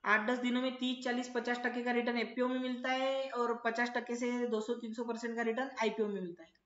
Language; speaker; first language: Hindi; non-native, local second language; Marathi